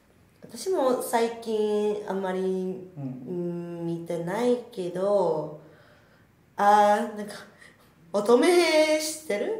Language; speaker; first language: Japanese; non-native, fluent; Spanish